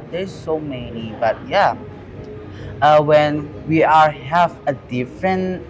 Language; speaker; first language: English; non-native, learner; Indonesian